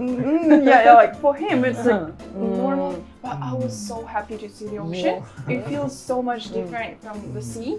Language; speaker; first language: English; non-native, fluent; Ukrainian